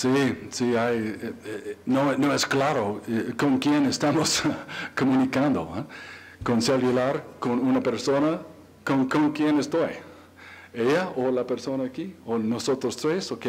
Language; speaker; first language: Spanish; non-native, learner; English